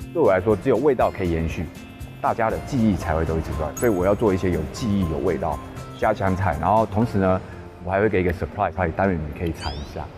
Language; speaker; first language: Chinese; native; Chinese